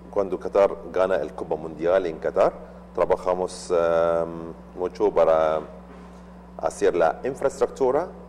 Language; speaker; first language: Spanish; non-native, learner; Arabic